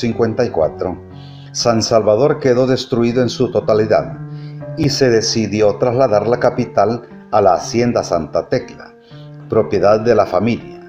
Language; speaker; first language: Spanish; native; Spanish